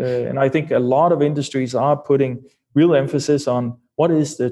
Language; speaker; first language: English; non-native, fluent; Danish